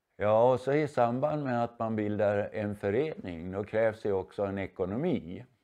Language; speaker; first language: Swedish; native; Swedish